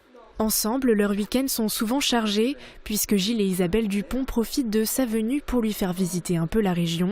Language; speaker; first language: French; native; French